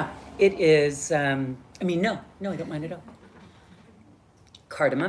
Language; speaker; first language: English; native; English